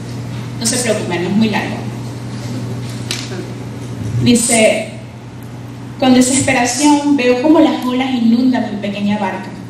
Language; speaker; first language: Spanish; native; Spanish